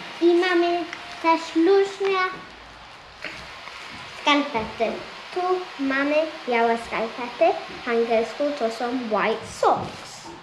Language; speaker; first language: Polish; early bilingual, heritage; Polish